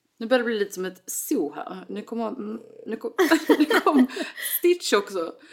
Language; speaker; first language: Swedish; native; Swedish